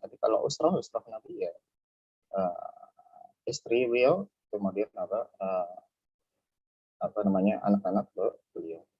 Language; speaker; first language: Indonesian; native; Indonesian